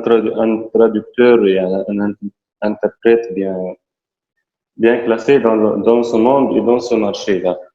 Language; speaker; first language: French; non-native, learner; Arabic